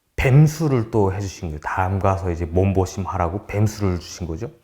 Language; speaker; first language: Korean; native; Korean